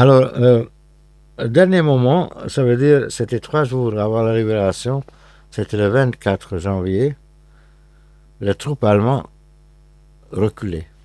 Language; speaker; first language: French; non-native, fluent; Hungarian